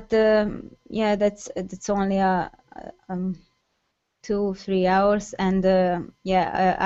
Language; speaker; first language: English; non-native, learner; Hungarian